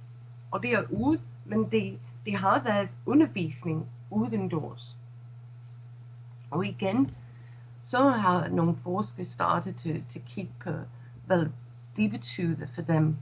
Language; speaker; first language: Danish; non-native, fluent; English